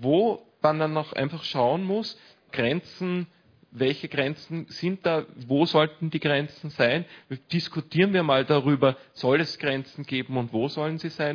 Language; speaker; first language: German; native; German